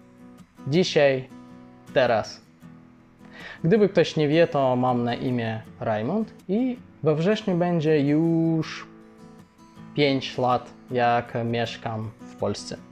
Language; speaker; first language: Polish; non-native, fluent; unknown